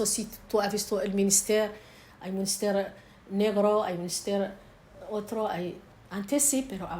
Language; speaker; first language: Spanish; non-native, learner; Arabic